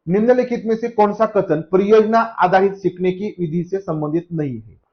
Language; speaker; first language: Hindi; non-native, local second language; Marathi